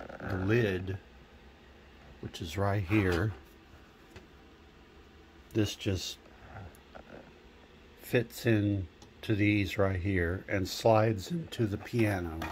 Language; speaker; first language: English; native; English